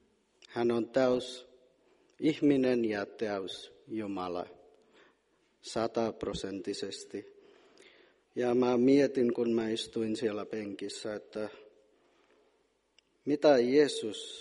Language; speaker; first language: Finnish; non-native, fluent; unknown